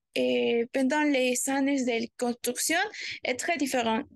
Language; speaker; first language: French; non-native, learner; Spanish